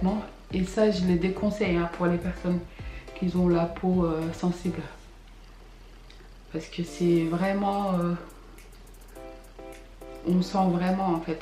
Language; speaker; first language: French; early bilingual, other home language; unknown